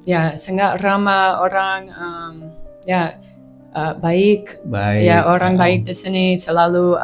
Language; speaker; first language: Indonesian; non-native, learner; English